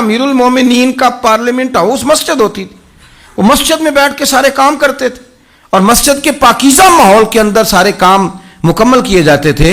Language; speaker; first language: Urdu; native; Urdu